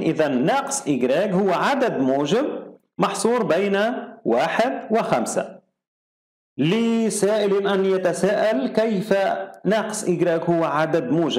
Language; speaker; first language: Arabic; native; Arabic